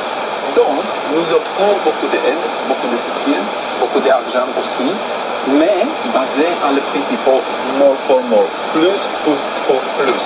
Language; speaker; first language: French; non-native, fluent; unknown